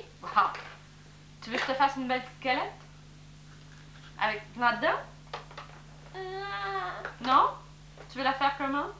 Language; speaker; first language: French; native; French